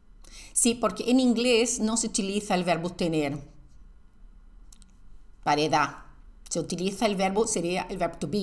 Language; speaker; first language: Spanish; non-native, fluent; Portuguese